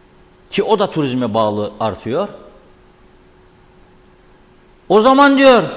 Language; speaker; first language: Turkish; native; Turkish